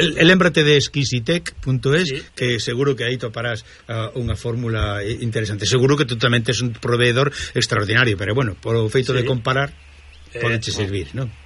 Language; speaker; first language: Galician; native; Galician